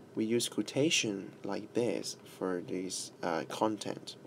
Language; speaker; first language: English; non-native, local second language; Cantonese